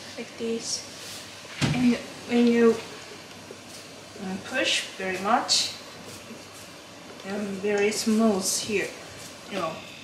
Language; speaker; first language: English; non-native, learner; Japanese